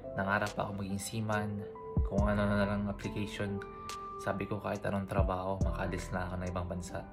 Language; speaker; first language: Filipino; native; Filipino